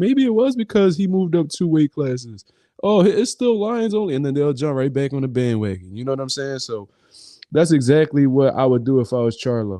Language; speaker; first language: English; native; English